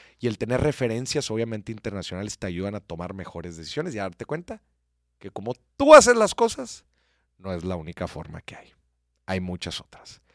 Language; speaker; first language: Spanish; native; Spanish